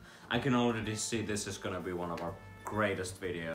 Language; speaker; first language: English; non-native, fluent; Finnish